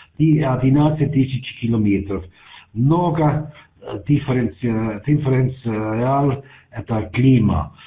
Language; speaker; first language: Russian; non-native, learner; German